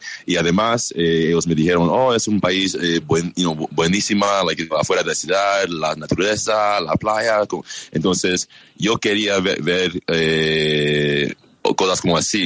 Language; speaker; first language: Spanish; non-native, learner; English